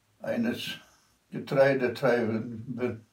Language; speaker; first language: German; non-native, fluent; Polish